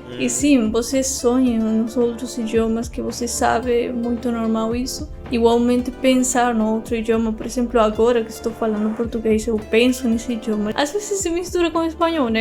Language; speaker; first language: Portuguese; non-native, fluent; Spanish